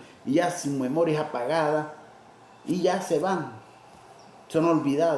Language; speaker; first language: Spanish; native; Spanish